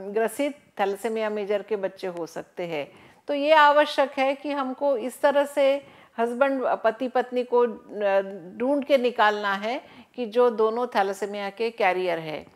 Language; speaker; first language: Hindi; non-native, local second language; Marathi